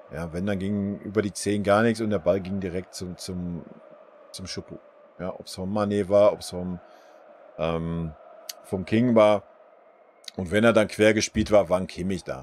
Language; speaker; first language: German; native; German